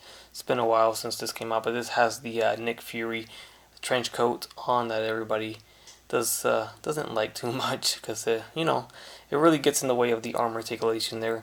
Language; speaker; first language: English; native; English